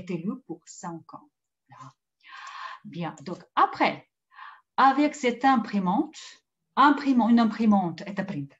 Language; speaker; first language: French; non-native, fluent; Russian